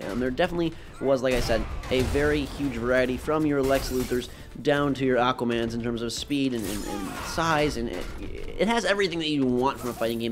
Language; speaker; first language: English; native; English